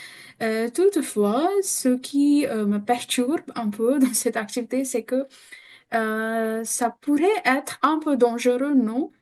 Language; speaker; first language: French; non-native, fluent; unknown